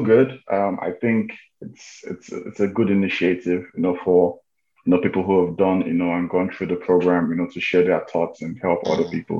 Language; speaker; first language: English; non-native, local second language; Yoruba